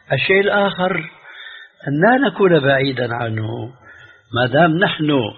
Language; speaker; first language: Arabic; early bilingual, other home language; Albanian